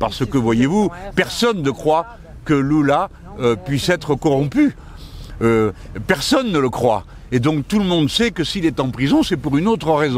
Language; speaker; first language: French; native; French